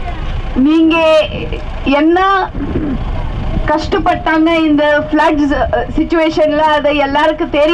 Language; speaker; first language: Tamil; non-native, fluent; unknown